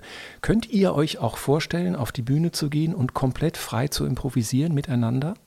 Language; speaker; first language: German; native; German